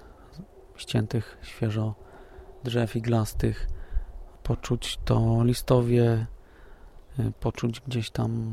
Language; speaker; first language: Polish; native; Polish